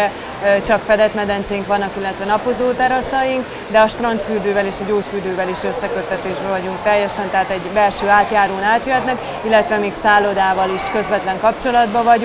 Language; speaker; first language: Hungarian; native; Hungarian